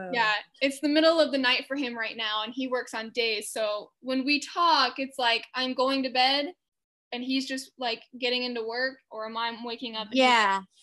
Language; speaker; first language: English; native; English